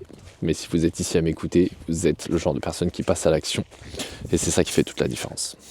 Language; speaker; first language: French; native; French